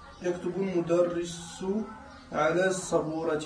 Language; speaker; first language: Arabic; non-native, learner; French